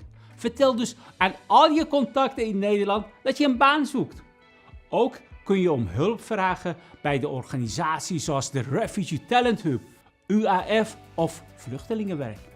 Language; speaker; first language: Dutch; non-native, fluent; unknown